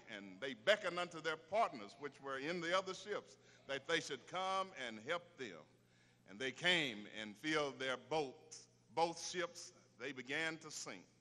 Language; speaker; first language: English; native; English